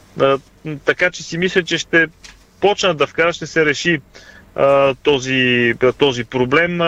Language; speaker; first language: Bulgarian; native; Bulgarian